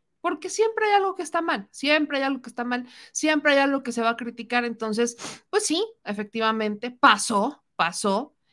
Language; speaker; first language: Spanish; native; Spanish